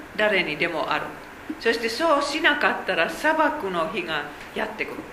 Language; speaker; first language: Japanese; non-native, fluent; Finnish